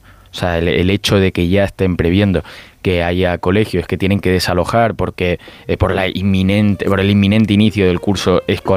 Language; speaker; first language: Spanish; native; Spanish